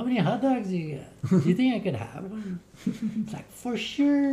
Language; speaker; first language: English; non-native, fluent; French